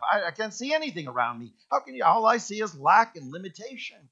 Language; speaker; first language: English; native; English